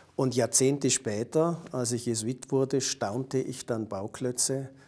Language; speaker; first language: German; native; German